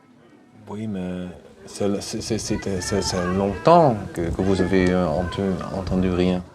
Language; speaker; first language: French; non-native, fluent; Dutch